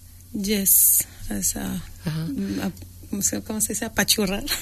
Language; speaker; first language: English; non-native, learner; Spanish